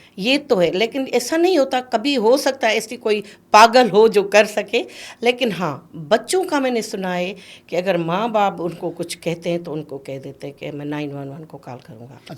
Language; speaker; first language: Urdu; non-native, local second language; Sindhi